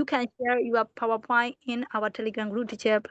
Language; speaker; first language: English; non-native, learner; Burmese